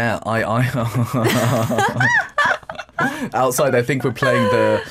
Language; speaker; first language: English; native; English